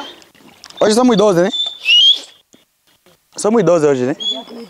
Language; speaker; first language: Vietnamese; non-native, learner; Portuguese